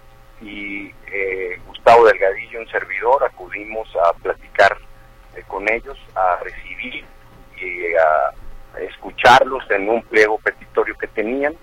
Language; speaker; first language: Spanish; native; Spanish